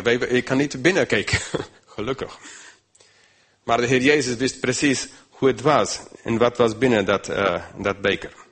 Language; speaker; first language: Dutch; non-native, fluent; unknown